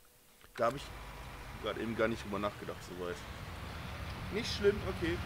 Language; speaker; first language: German; native; German